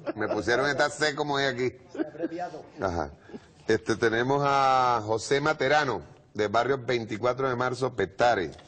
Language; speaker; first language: Spanish; native; Spanish